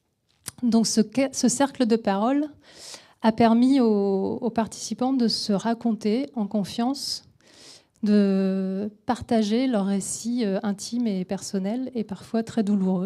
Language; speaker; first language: French; native; French